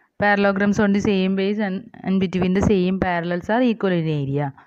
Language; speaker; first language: English; non-native, local second language; Malayalam